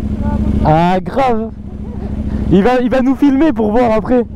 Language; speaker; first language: French; native; French